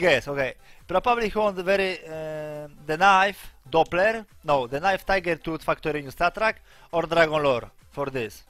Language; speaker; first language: English; non-native, learner; Polish